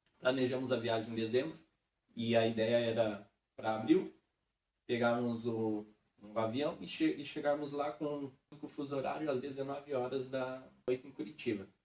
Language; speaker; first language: Portuguese; native; Portuguese